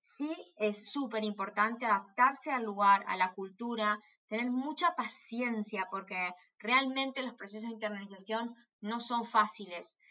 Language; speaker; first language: Spanish; native; Spanish